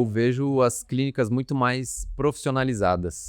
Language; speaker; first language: Portuguese; native; Portuguese